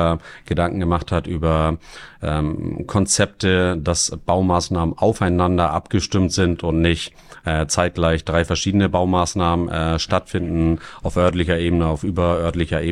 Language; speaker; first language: German; native; German